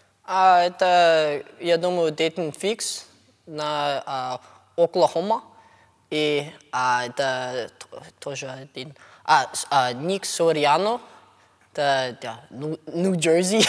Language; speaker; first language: Russian; non-native, learner; English